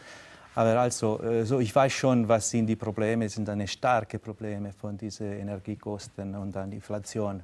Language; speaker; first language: German; non-native, local second language; Italian